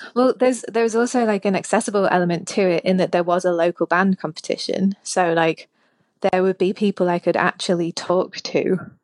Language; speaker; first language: English; native; English